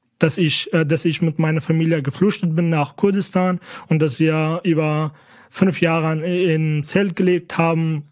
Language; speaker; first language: German; non-native, fluent; Kurdish